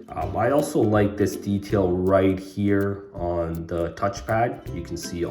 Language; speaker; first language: English; native; English